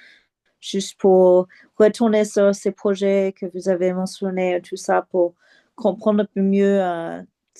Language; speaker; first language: French; non-native, fluent; English